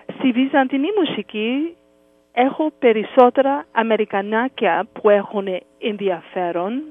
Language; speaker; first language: Greek; early bilingual, heritage; English